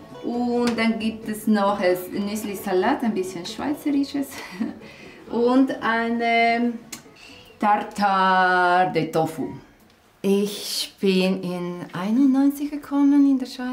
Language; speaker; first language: German; non-native, fluent; Spanish